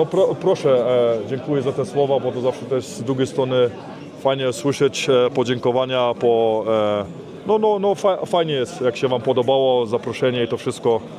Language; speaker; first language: Polish; early bilingual, heritage; Polish